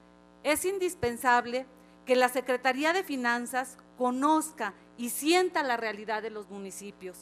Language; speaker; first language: Spanish; native; Spanish